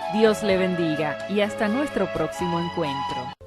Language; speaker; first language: Spanish; native; Spanish